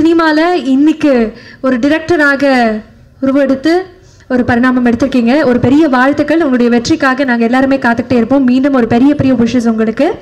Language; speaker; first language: Tamil; native; Tamil